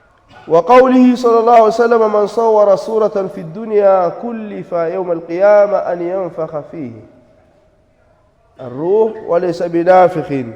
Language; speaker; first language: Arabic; non-native, fluent; Swahili